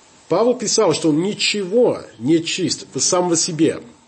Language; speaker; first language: Russian; non-native, fluent; English